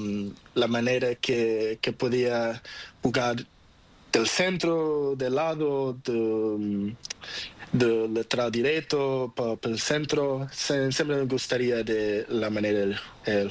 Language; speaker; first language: Spanish; non-native, learner; Portuguese